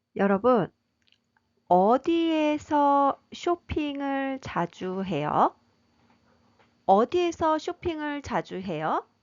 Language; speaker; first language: Korean; native; Korean